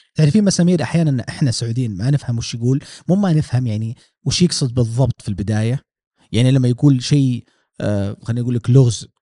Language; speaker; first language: Arabic; native; Arabic